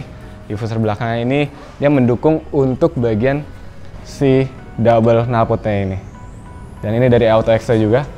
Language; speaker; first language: Indonesian; native; Indonesian